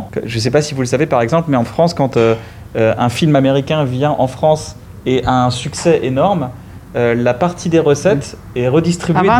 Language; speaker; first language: French; native; French